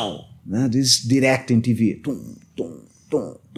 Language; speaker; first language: English; non-native, learner; Portuguese